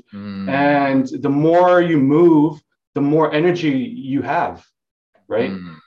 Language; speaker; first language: English; non-native, local second language; Vietnamese